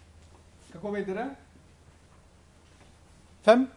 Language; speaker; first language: Norwegian; non-native, fluent; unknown